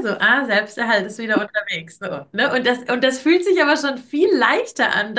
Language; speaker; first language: German; native; German